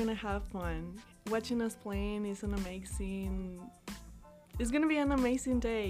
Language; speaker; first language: English; non-native, learner; Spanish